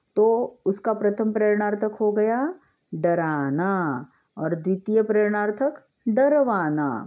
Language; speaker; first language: Hindi; non-native, local second language; Marathi